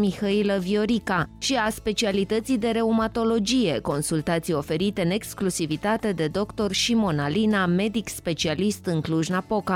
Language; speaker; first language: Romanian; native; Romanian